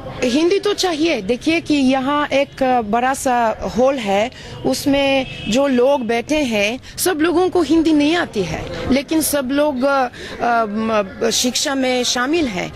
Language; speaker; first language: Hindi; non-native, fluent; Bulgarian